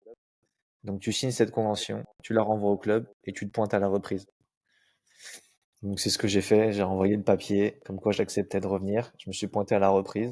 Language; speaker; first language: French; native; French